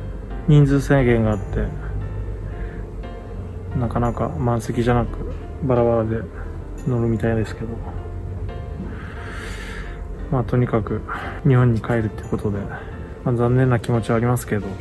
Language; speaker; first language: Japanese; native; Japanese